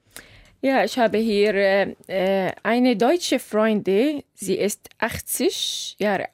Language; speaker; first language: German; non-native, learner; Arabic